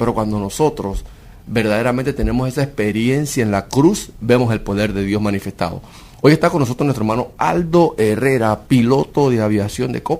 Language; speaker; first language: Spanish; native; Spanish